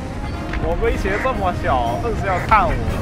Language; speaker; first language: Chinese; native; Chinese